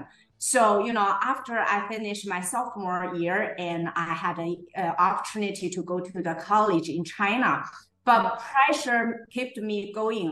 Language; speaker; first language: English; non-native, fluent; Chinese